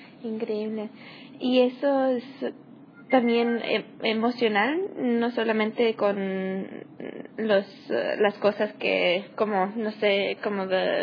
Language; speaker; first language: Spanish; non-native, learner; English